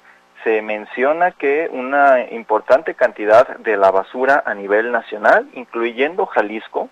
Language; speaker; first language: Spanish; native; Spanish